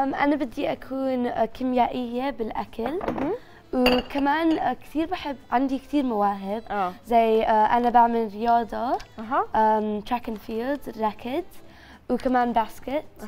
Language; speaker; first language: Arabic; early bilingual, heritage; Arabic